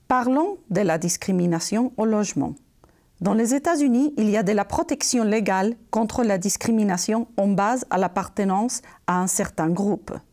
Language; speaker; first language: French; non-native, fluent; Spanish